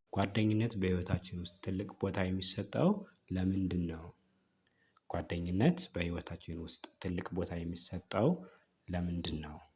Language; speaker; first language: Amharic; native; Amharic